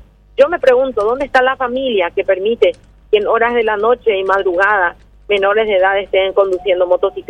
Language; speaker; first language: Spanish; native; Spanish